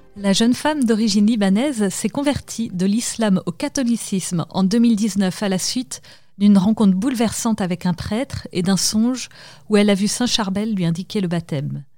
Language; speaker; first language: French; native; French